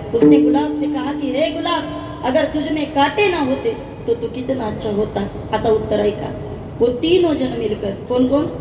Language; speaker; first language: Hindi; non-native, local second language; Marathi